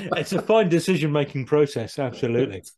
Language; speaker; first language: English; native; English